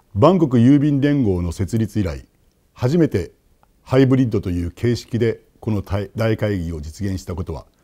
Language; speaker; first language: Japanese; native; Japanese